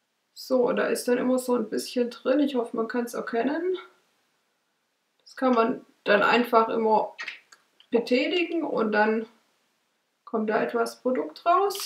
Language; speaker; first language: German; native; German